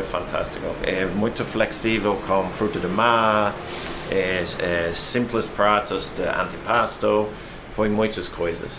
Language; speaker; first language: Portuguese; non-native, learner; English